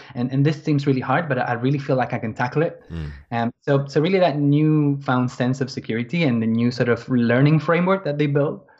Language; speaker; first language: English; non-native, fluent; Spanish